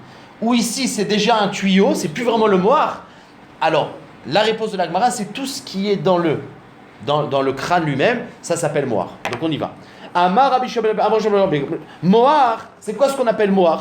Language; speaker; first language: French; native; French